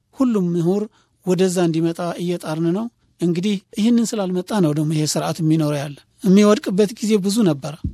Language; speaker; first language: Amharic; non-native, local second language; Tigrinya